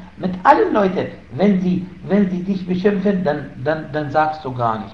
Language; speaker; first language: German; non-native, fluent; Arabic